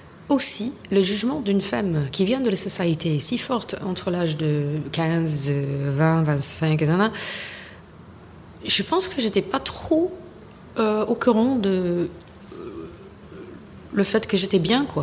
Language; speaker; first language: French; non-native, fluent; English